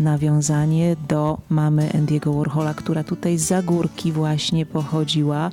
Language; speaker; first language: Polish; native; Polish